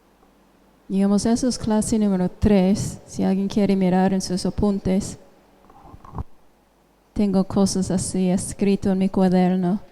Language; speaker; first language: Spanish; non-native, fluent; English